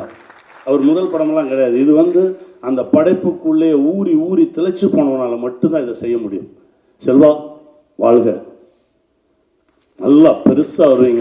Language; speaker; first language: Tamil; native; Tamil